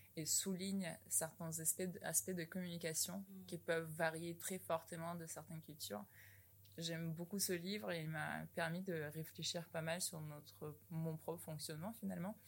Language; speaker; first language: French; non-native, fluent; Russian